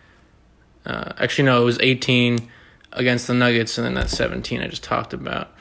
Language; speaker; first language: English; native; English